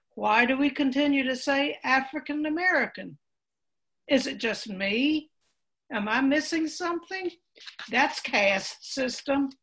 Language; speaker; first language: English; native; English